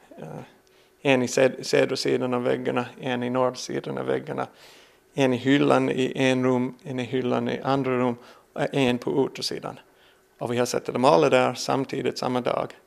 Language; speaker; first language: Swedish; non-native, learner; English